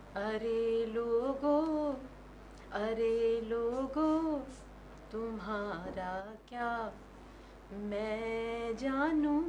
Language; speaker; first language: Urdu; native; Urdu